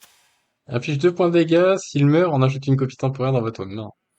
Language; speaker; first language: French; native; French